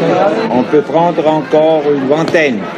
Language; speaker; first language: French; non-native, fluent; Swiss German